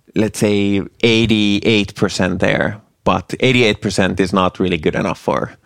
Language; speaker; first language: English; non-native, fluent; Finnish